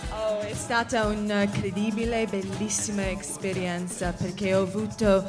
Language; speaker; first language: Italian; non-native, fluent; English